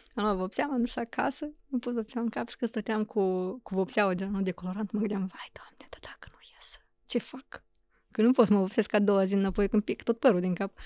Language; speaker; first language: Romanian; native; Romanian